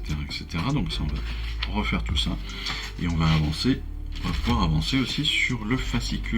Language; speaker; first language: French; native; French